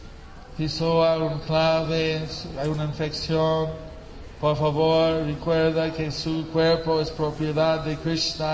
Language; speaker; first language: Spanish; non-native, fluent; English